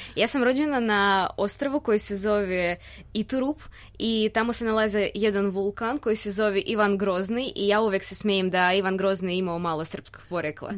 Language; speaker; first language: Serbian; non-native, fluent; Russian